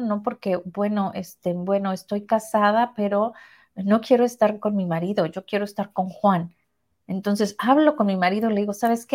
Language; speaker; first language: Spanish; native; Spanish